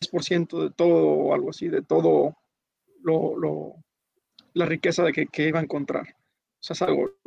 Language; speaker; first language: Spanish; early bilingual, heritage; Spanish